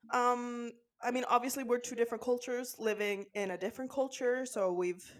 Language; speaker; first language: English; non-native, fluent; Norwegian